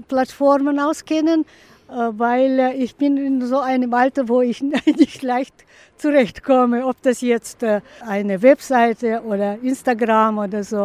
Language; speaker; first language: German; non-native, fluent; Russian